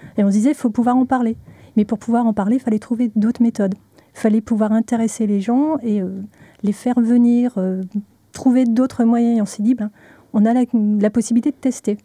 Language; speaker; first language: French; non-native, fluent; Spanish